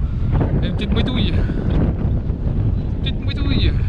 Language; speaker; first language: French; native; French